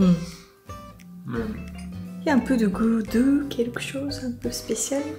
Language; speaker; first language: French; non-native, learner; Japanese